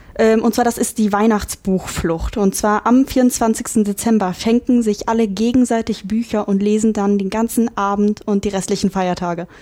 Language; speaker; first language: German; native; German